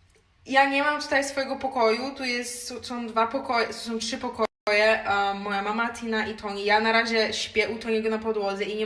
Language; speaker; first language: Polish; early bilingual, heritage; Polish